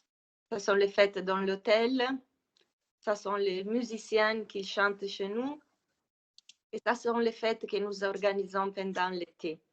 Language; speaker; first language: French; non-native, fluent; Italian